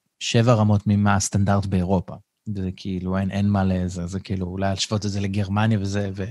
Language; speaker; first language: Hebrew; native; Hebrew